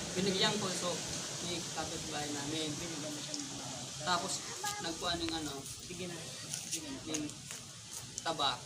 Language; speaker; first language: Filipino; non-native, local second language; Bikol